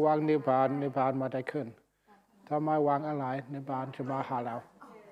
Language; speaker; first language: Thai; non-native, fluent; English